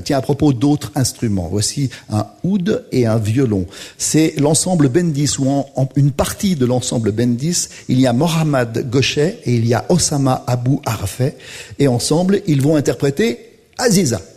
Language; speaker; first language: French; native; French